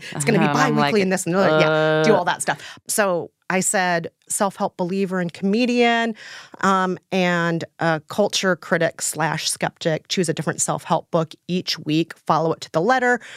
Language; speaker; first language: English; native; English